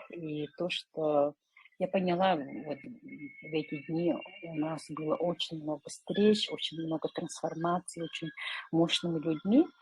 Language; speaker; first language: Russian; non-native, local second language; Yakut